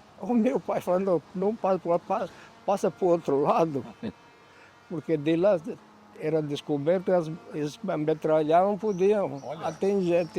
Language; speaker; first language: Portuguese; non-native, fluent; Albanian